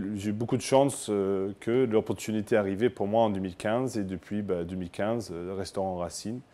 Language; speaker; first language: French; non-native, fluent; English